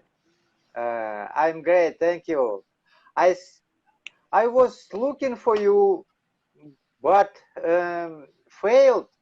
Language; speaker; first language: English; non-native, learner; Russian